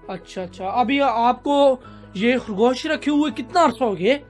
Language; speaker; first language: Urdu; native; Urdu